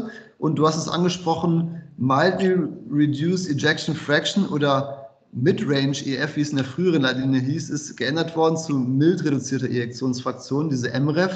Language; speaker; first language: German; native; German